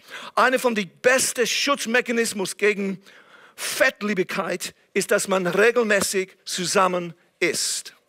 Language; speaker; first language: German; non-native, fluent; English